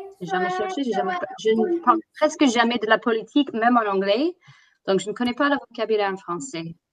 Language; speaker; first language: French; non-native, fluent; English